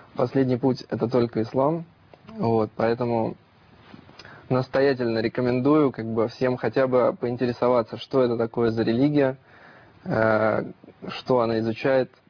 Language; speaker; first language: Russian; native; Russian